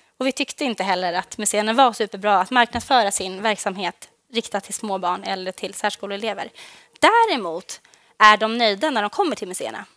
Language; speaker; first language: Swedish; native; Swedish